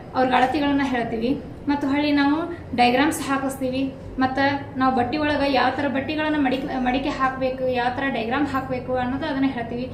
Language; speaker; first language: Kannada; native; Kannada